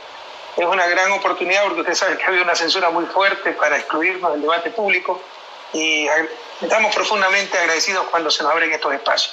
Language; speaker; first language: Spanish; native; Spanish